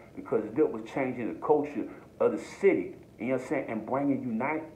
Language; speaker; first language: English; native; English